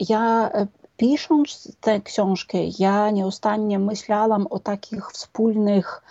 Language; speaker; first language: Polish; non-native, fluent; Ukrainian